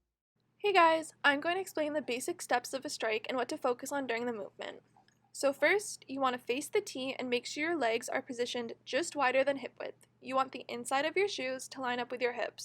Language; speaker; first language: English; native; English